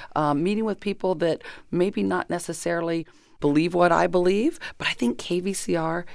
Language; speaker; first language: English; native; English